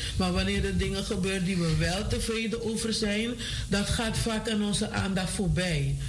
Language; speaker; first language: Dutch; non-native, local second language; Papiamento